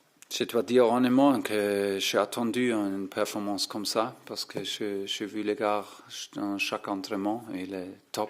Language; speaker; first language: French; non-native, fluent; German